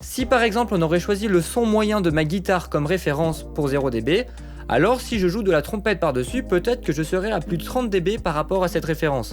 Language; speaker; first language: French; native; French